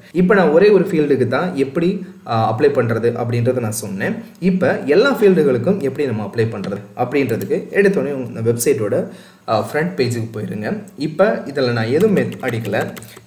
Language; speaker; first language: Tamil; native; Tamil